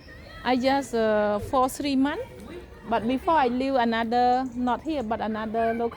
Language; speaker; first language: English; non-native, learner; Khmer